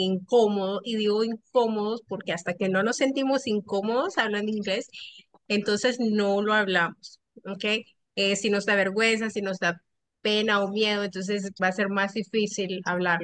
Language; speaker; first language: Spanish; early bilingual, other home language; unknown